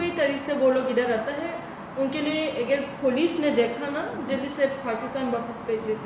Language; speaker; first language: Hindi; non-native, learner; Turkish